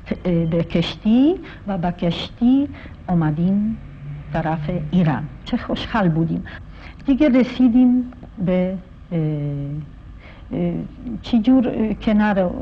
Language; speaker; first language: Persian; non-native, fluent; Polish